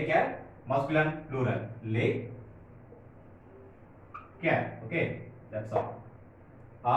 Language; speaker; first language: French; non-native, fluent; Tamil